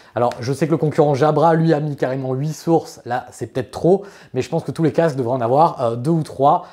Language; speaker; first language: French; native; French